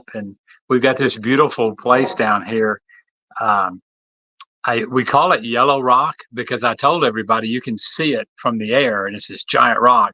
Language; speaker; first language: English; native; English